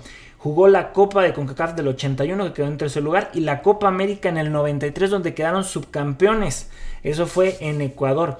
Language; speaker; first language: Spanish; native; Spanish